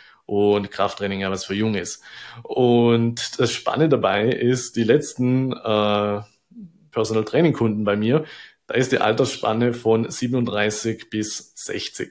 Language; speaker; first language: German; native; German